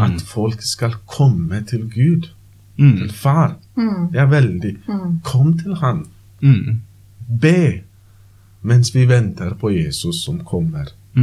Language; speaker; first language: Norwegian; non-native, learner; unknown